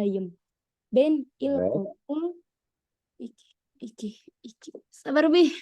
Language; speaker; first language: Turkish; non-native, learner; Indonesian